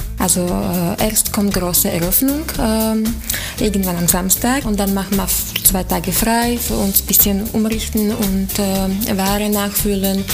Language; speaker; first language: German; non-native, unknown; Slovak